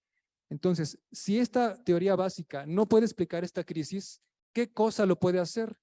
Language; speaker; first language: Spanish; native; Spanish